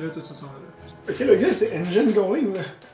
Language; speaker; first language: French; native; French